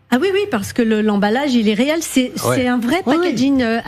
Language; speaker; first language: French; native; French